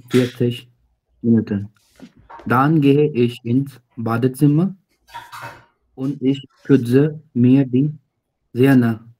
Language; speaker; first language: German; non-native, learner; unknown